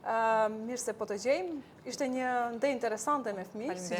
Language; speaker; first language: Albanian; native; Albanian